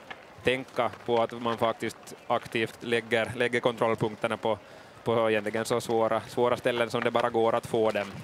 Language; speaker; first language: Swedish; native; Swedish